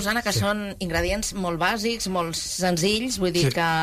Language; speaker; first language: Catalan; native; Catalan